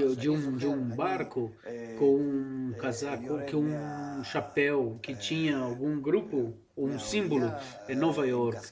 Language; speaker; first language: Portuguese; non-native, fluent; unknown